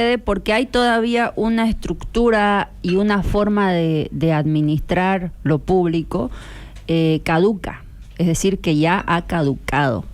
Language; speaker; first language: Spanish; native; Spanish